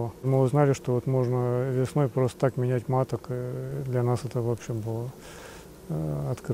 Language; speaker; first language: Russian; native; Russian